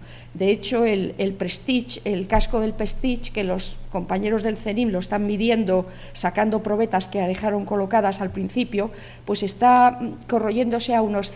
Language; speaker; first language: Spanish; native; Spanish